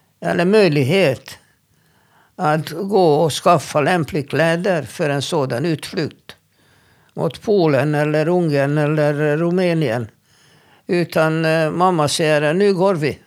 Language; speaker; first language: Swedish; non-native, fluent; Hungarian